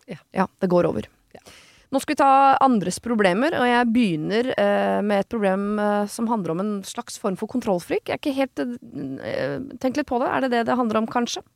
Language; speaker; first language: Norwegian; native; Norwegian